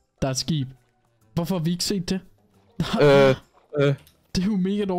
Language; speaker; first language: Danish; native; Danish